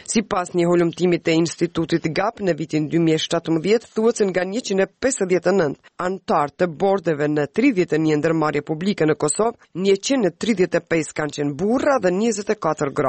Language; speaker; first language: Albanian; native; Albanian